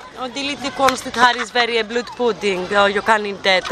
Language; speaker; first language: Swedish; non-native, learner; Greek